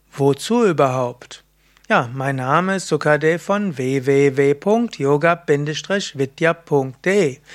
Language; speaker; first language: German; native; German